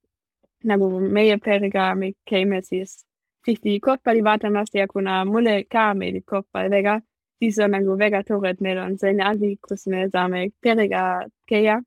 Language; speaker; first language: Estonian; non-native, learner; German